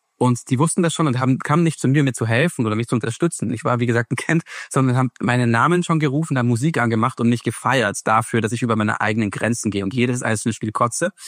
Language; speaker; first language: German; native; German